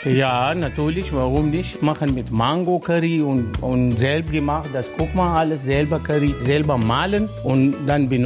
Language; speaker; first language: German; non-native, learner; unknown